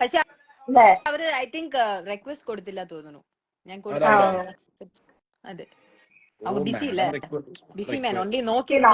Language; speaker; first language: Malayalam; early bilingual, heritage; Malayalam